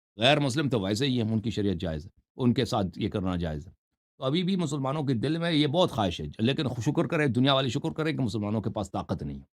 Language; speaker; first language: Urdu; non-native, fluent; Persian